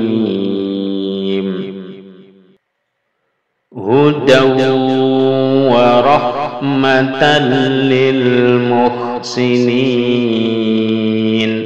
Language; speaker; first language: Indonesian; native; Indonesian